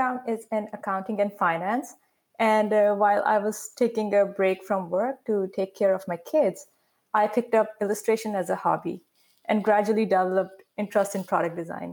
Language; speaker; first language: English; non-native, local second language; Urdu